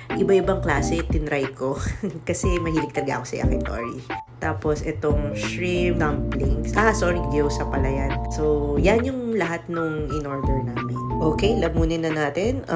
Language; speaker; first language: Filipino; native; Filipino